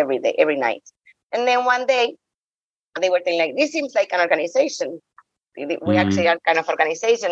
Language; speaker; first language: English; non-native, fluent; Spanish